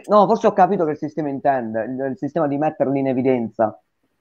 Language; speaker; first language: Italian; native; Italian